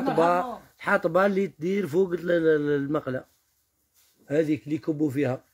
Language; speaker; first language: Arabic; native; Arabic